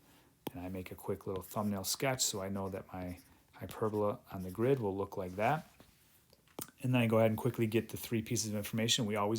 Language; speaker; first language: English; native; English